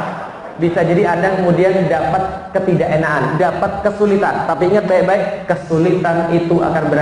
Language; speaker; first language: Indonesian; native; Indonesian